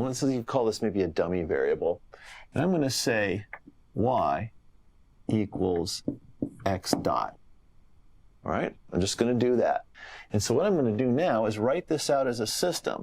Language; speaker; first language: English; native; English